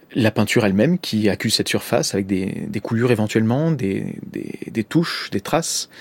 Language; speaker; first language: French; native; French